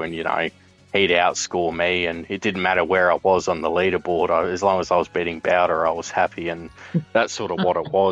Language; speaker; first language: English; native; English